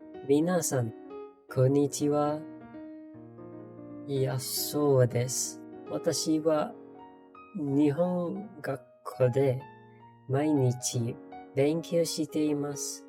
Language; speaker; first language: Japanese; non-native, learner; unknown